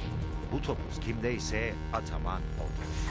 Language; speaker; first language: Turkish; native; Turkish